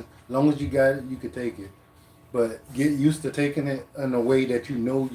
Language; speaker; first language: English; native; English